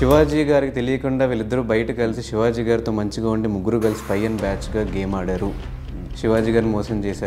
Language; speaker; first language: Telugu; native; Telugu